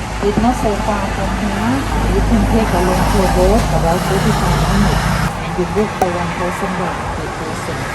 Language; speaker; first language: English; non-native, learner; Thai